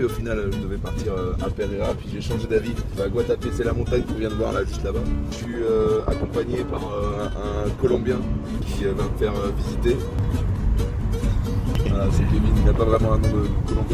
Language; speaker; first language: French; native; French